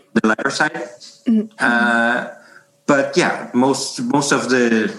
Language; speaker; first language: English; non-native, fluent; German